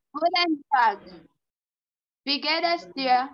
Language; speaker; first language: German; non-native, learner; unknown